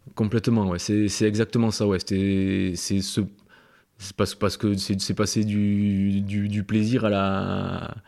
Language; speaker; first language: French; native; French